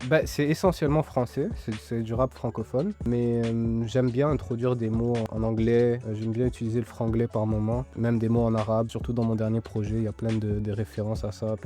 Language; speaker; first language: French; native; French